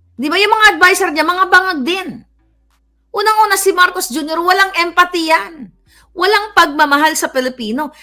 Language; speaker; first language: Filipino; native; Filipino